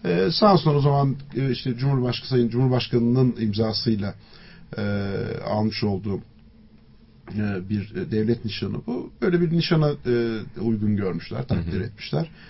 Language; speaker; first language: Turkish; native; Turkish